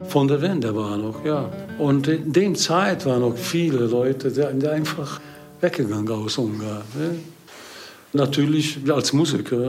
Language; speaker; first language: German; non-native, learner; Hungarian